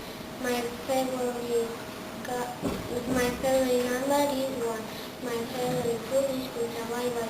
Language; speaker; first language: English; non-native, learner; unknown